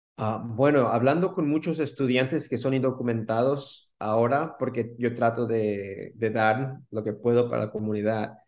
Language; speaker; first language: Spanish; early bilingual, heritage; Spanish